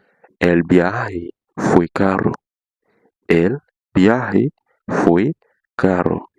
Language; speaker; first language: Spanish; non-native, fluent; Haitian Creole